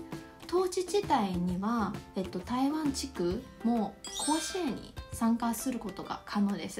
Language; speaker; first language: Japanese; non-native, fluent; Chinese